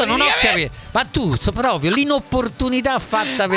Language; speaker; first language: Italian; native; Italian